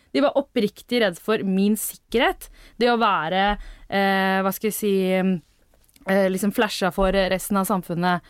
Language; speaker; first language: Norwegian; early bilingual, other home language; Tamil